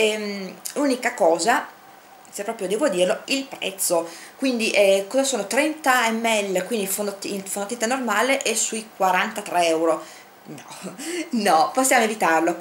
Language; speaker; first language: Italian; native; Italian